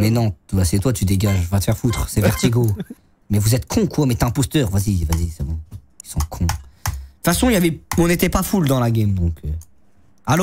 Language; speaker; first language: French; native; French